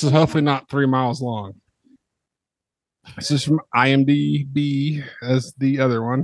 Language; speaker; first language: English; native; English